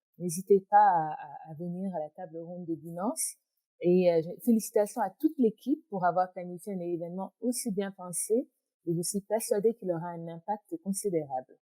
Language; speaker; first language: French; native; French